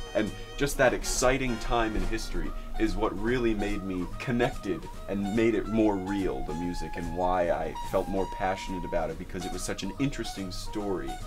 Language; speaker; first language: English; native; English